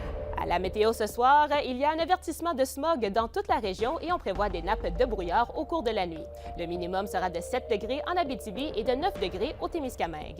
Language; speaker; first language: French; native; French